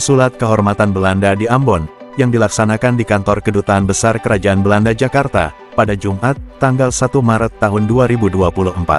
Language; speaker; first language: Indonesian; native; Indonesian